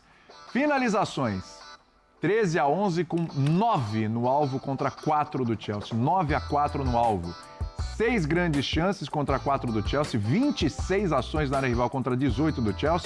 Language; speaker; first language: Portuguese; native; Portuguese